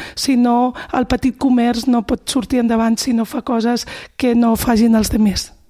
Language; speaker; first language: Catalan; non-native, local second language; Spanish